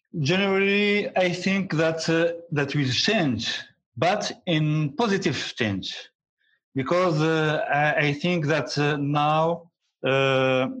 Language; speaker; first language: English; non-native, learner; Arabic